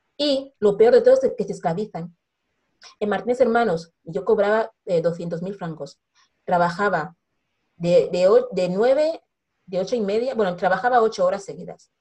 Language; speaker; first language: Spanish; non-native, local second language; Fang